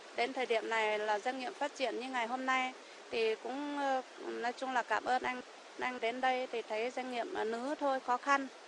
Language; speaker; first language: Vietnamese; non-native, local second language; Iu Mien